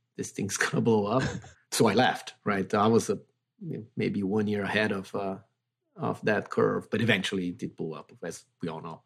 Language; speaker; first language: English; non-native, fluent; Portuguese